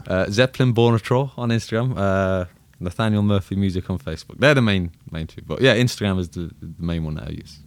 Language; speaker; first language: English; native; English